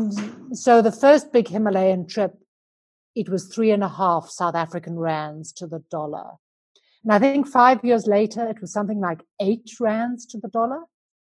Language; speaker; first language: English; native; English